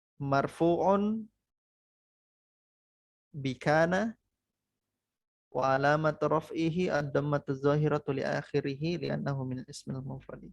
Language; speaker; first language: Arabic; non-native, fluent; Indonesian